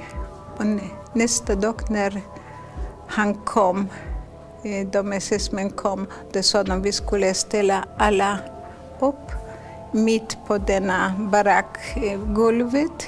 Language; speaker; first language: Swedish; non-native, fluent; Polish